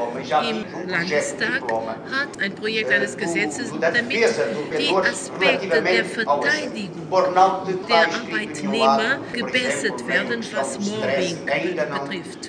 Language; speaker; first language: German; non-native, fluent; Portuguese